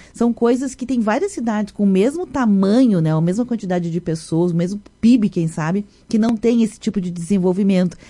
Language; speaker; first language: Portuguese; native; Portuguese